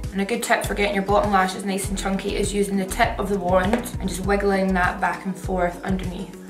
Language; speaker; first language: English; native; English